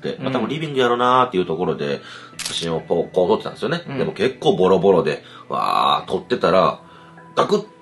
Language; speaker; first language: Japanese; native; Japanese